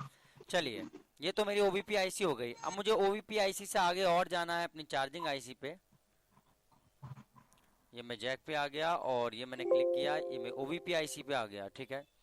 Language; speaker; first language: Hindi; native; Hindi